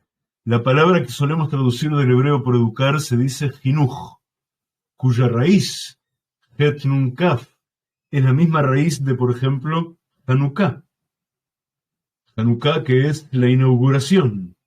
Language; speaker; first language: Spanish; native; Spanish